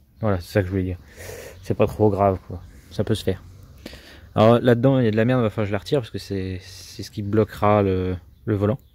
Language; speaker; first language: French; native; French